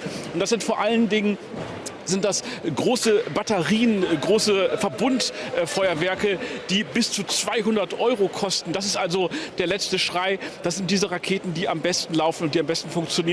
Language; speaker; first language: German; native; German